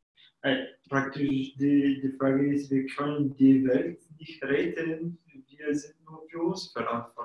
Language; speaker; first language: German; non-native, fluent; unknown